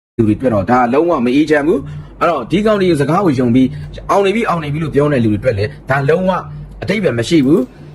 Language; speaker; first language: Burmese; native; Burmese